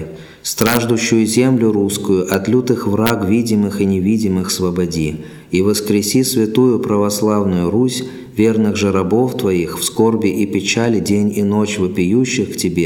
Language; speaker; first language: Russian; native; Russian